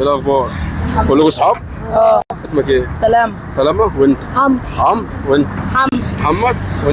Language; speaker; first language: Arabic; native; Arabic